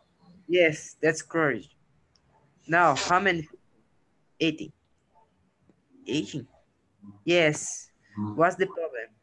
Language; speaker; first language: English; non-native, learner; Portuguese